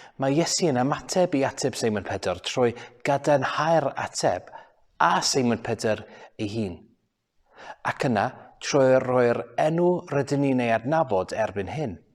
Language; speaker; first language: Welsh; non-native, local second language; English